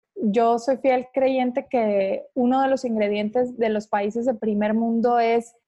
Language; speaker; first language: Spanish; native; Spanish